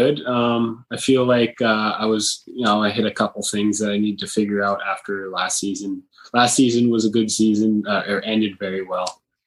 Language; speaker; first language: English; native; English